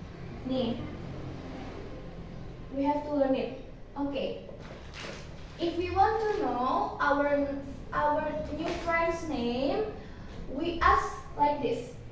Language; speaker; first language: English; non-native, fluent; Indonesian